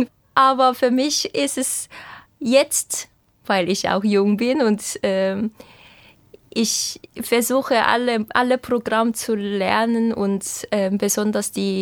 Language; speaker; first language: German; non-native, fluent; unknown